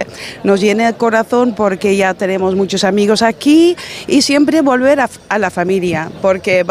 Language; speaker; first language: Spanish; non-native, fluent; Dutch